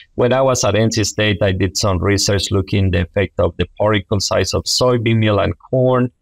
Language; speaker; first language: English; non-native, fluent; Spanish